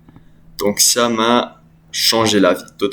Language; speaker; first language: French; non-native, learner; English